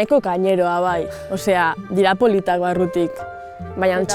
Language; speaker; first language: Basque; non-native, local second language; Spanish